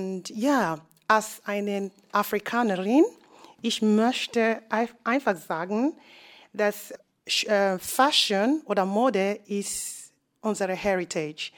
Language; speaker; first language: German; non-native, fluent; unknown